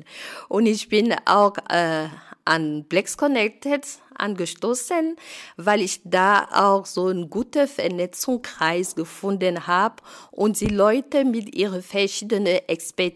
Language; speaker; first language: German; non-native, fluent; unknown